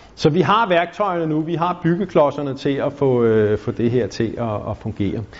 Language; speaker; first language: Danish; native; Danish